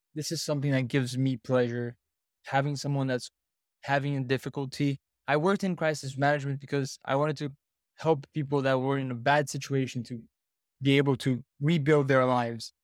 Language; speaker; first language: English; non-native, fluent; Portuguese